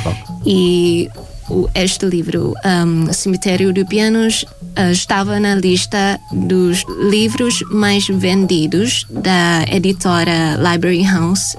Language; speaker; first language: Portuguese; non-native, fluent; Thai